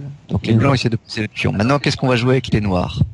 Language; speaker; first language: French; native; French